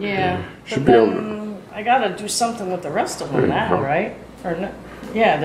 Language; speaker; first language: English; native; English